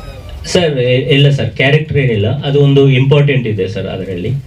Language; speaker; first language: Kannada; non-native, fluent; Telugu